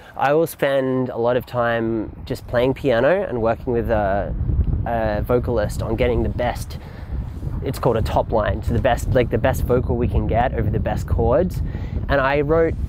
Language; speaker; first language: English; native; English